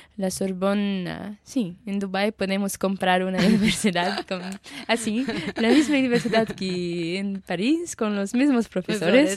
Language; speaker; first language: Spanish; non-native, learner; Arabic